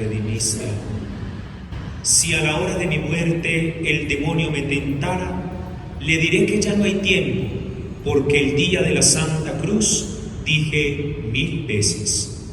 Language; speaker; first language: Spanish; native; Spanish